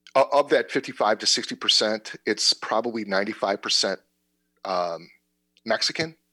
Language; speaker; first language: English; native; English